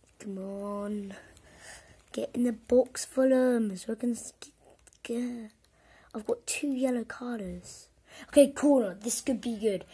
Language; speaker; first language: English; native; English